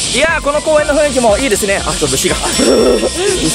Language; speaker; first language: Japanese; native; Japanese